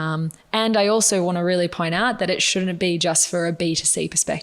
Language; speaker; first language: English; native; English